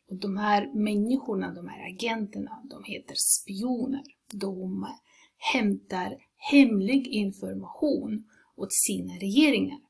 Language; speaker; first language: Swedish; non-native, fluent; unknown